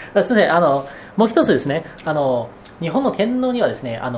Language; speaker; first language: Japanese; non-native, fluent; Chinese